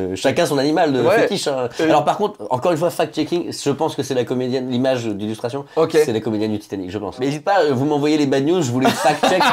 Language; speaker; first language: French; native; French